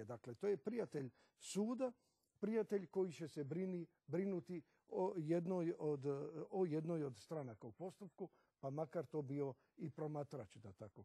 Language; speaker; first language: Croatian; native; Croatian